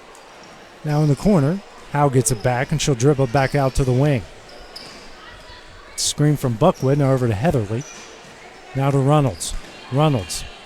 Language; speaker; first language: English; native; English